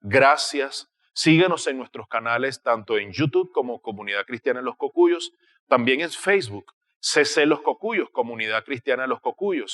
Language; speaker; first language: Spanish; native; Spanish